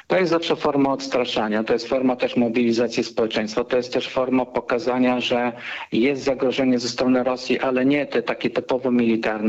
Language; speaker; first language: Polish; native; Polish